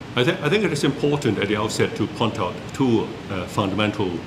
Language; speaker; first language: English; non-native, local second language; Cantonese